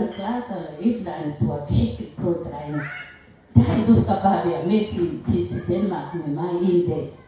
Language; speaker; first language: Danish; non-native, learner; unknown